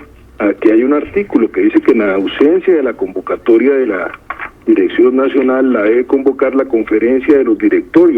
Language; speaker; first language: Spanish; native; Spanish